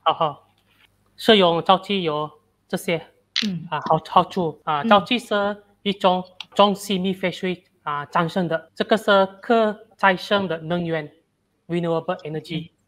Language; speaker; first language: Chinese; non-native, learner; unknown